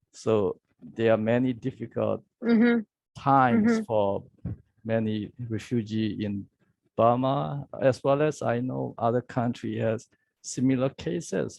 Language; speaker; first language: English; non-native, learner; Burmese